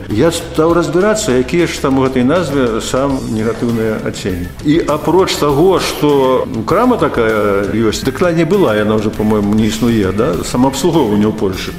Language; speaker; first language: Belarusian; native; Belarusian